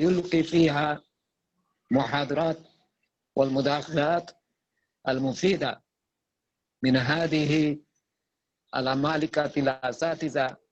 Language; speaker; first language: Arabic; non-native, fluent; Bangla